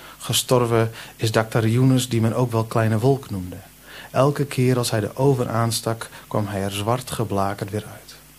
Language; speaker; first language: Dutch; non-native, local second language; Western Frisian